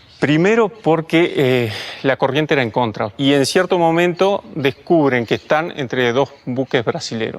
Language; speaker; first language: Spanish; native; Spanish